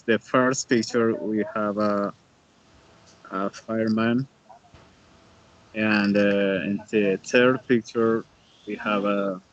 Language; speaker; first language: English; non-native, learner; Spanish